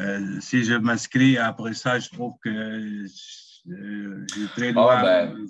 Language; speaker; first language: French; non-native, local second language; Arabic